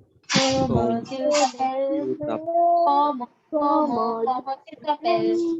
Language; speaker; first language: French; non-native, learner; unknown